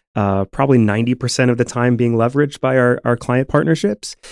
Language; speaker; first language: English; native; English